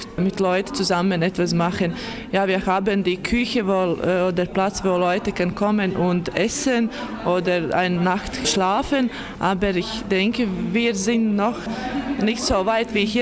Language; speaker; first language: German; non-native, learner; Latvian